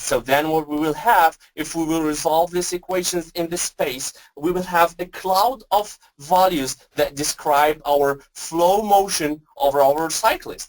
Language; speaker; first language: English; non-native, fluent; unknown